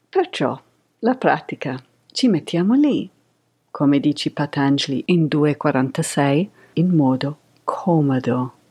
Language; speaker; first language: Italian; non-native, fluent; English